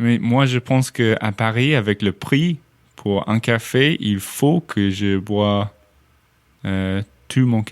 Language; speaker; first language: French; non-native, learner; English